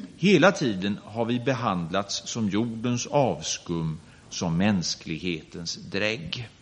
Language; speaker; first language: Swedish; native; Swedish